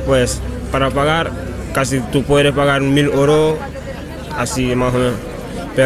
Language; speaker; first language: Spanish; non-native, learner; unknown